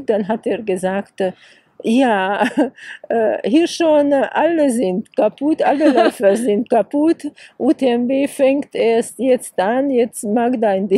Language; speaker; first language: German; non-native, fluent; Hungarian